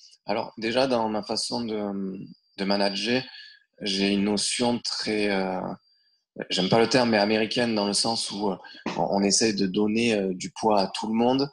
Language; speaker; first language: French; native; French